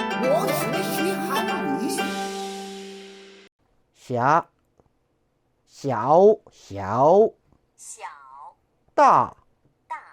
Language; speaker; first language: Chinese; non-native, learner; Korean